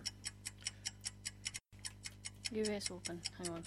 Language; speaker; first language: English; native; English